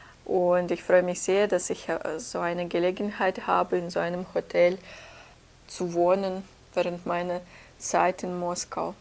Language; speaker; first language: German; non-native, fluent; Russian